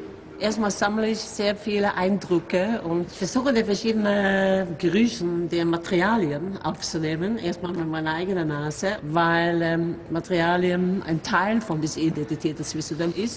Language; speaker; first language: German; non-native, fluent; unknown